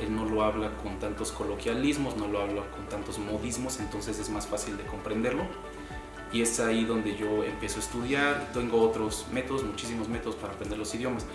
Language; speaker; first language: Spanish; native; Spanish